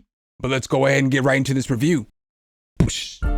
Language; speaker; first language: English; native; English